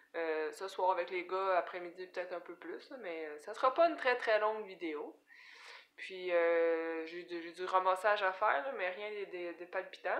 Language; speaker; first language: French; native; French